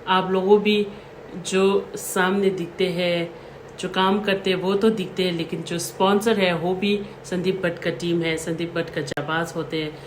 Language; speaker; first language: Hindi; non-native, local second language; Tibetan